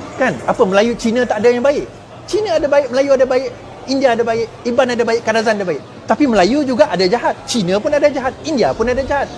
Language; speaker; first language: Malay; non-native, local second language; Chinese